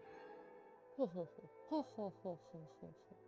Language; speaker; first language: Japanese; non-native, learner; Russian